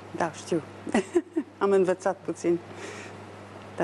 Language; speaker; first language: Romanian; non-native, fluent; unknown